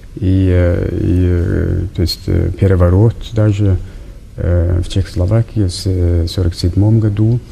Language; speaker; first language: Russian; non-native, fluent; Norwegian